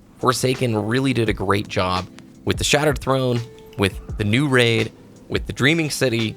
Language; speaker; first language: English; native; English